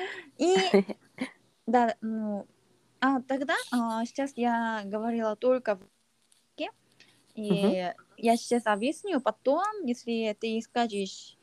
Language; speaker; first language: Russian; non-native, learner; Korean